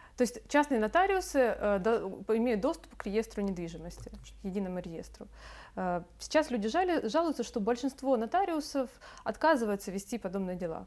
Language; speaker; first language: Russian; native; Russian